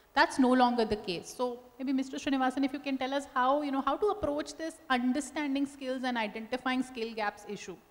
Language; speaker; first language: English; non-native, local second language; Hindi